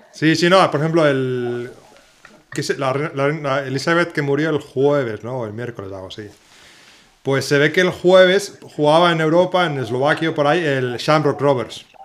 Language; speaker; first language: Spanish; native; Spanish